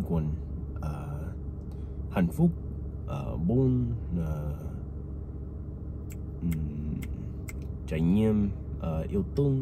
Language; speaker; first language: Vietnamese; non-native, learner; English